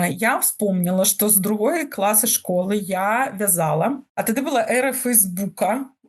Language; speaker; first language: Russian; non-native, local second language; Belarusian